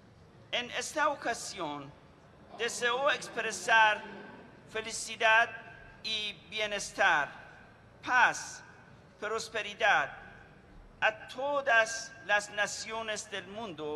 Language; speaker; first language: Spanish; non-native, fluent; Persian